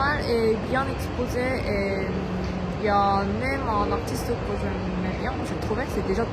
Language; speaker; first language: French; non-native, fluent; Korean